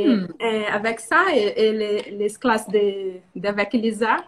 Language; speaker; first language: French; non-native, learner; Portuguese